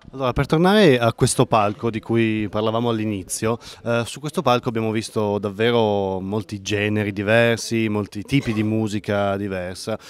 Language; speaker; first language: Italian; native; Italian